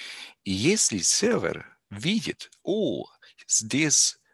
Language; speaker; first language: Russian; non-native, learner; German